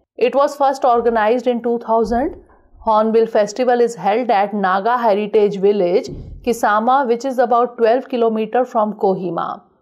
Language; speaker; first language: English; non-native, local second language; Hindi